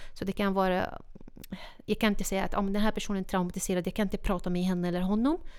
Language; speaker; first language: Swedish; non-native, fluent; Arabic